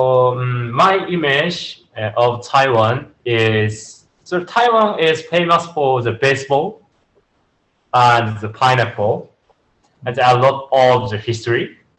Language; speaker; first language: English; non-native, learner; Japanese